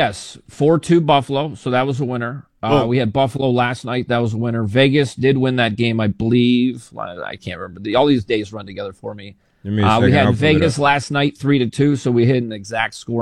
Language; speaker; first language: English; native; English